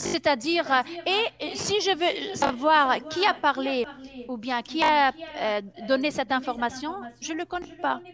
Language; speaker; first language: French; non-native, fluent; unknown